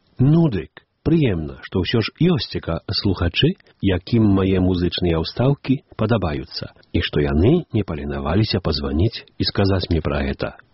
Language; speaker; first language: Belarusian; native; Belarusian